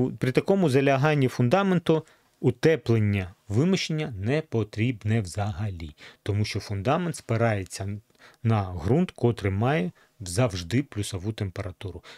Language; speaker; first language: Ukrainian; non-native, local second language; Russian